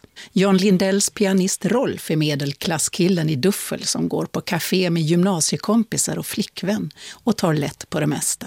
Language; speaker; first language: Swedish; native; Swedish